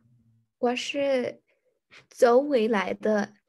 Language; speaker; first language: Chinese; non-native, learner; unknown